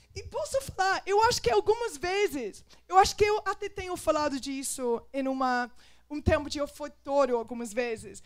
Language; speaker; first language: Portuguese; non-native, fluent; English